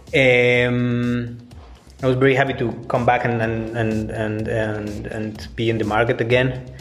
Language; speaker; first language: English; non-native, fluent; Spanish